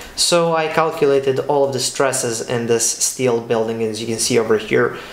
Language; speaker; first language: English; non-native, fluent; Serbian